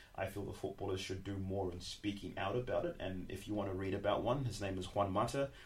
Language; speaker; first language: English; native; English